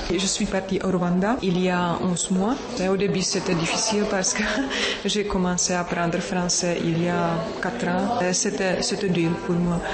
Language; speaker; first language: French; non-native, learner; Czech